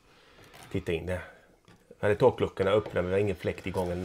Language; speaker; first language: Swedish; native; Swedish